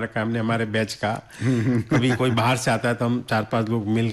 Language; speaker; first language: Hindi; native; Hindi